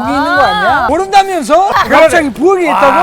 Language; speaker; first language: Korean; non-native, fluent; German